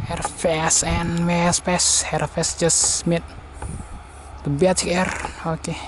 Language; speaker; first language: English; non-native, learner; Indonesian